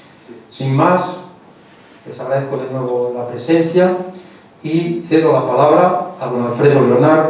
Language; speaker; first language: Spanish; native; Spanish